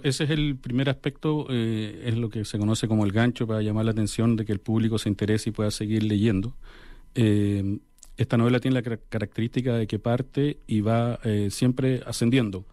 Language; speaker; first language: Spanish; native; Spanish